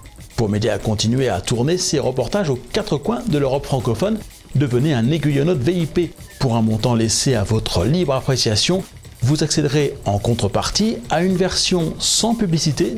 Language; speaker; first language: French; native; French